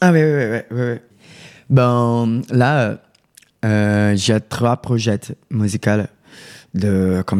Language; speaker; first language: French; non-native, learner; Portuguese